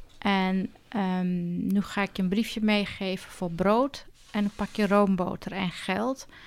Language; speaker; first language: Dutch; early bilingual, other home language; Turkish